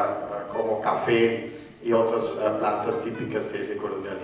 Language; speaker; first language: Spanish; non-native, fluent; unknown